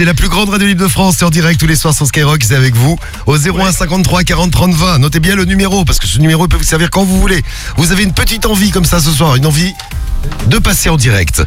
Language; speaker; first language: French; native; French